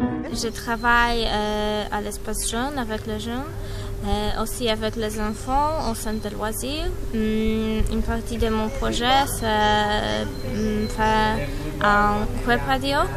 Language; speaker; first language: French; non-native, learner; Polish